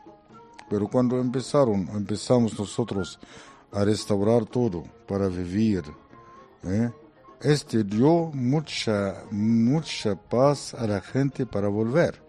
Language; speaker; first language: Spanish; non-native, fluent; Arabic